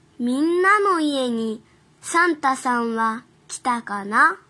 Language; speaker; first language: Japanese; non-native, fluent; Chinese